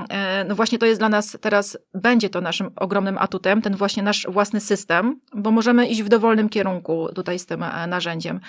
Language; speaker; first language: Polish; native; Polish